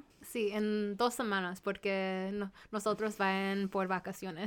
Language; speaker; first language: Spanish; early bilingual, heritage; Spanish